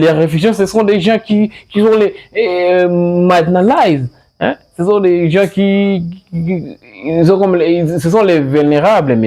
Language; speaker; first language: French; non-native, learner; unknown